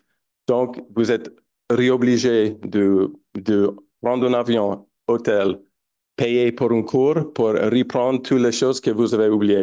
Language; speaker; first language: French; non-native, fluent; English